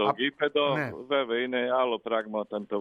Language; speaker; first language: Greek; non-native, learner; Croatian